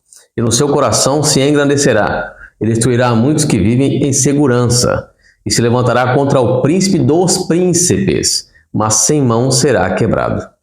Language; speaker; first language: Portuguese; native; Portuguese